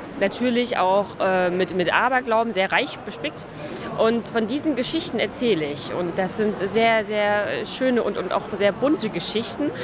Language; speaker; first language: German; native; German